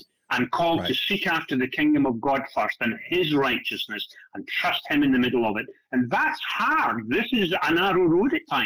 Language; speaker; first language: English; native; English